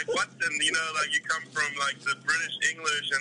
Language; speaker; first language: English; non-native, fluent; German